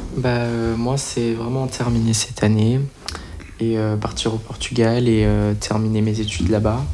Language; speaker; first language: French; early bilingual, other home language; Portuguese